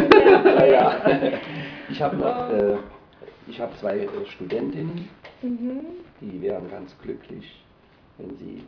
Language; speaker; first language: German; native; German